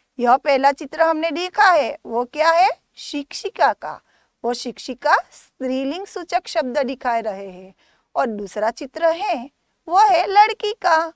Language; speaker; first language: Hindi; non-native, local second language; Gujarati